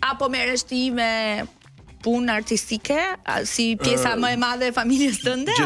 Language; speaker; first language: Albanian; native; Albanian